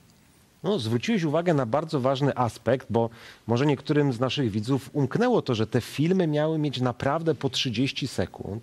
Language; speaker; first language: Polish; native; Polish